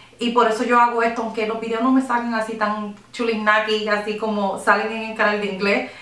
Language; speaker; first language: Spanish; early bilingual, other home language; English